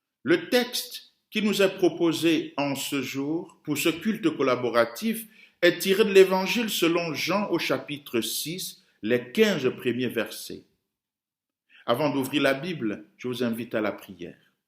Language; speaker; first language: French; native; French